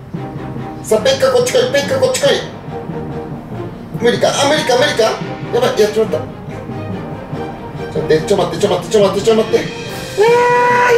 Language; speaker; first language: Japanese; native; Japanese